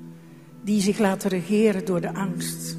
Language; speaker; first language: Dutch; native; Dutch